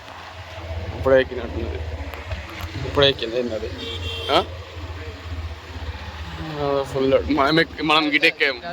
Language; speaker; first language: Telugu; native; Telugu